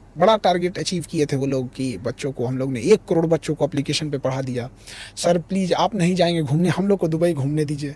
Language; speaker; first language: Hindi; native; Hindi